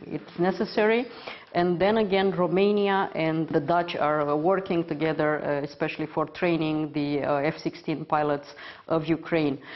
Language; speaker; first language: English; non-native, fluent; Romanian